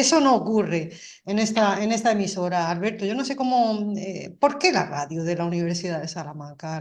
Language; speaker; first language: Spanish; native; Spanish